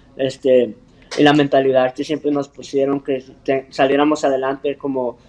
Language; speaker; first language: Spanish; early bilingual, heritage; Spanish